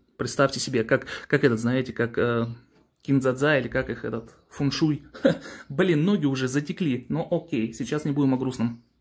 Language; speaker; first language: Russian; early bilingual, heritage; Russian